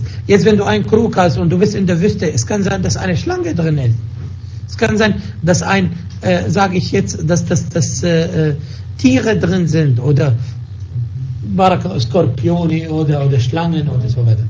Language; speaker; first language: German; non-native, fluent; Arabic